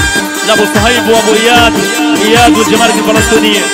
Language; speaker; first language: Arabic; native; Arabic